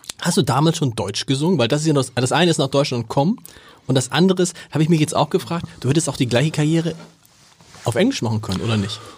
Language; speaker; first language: German; native; German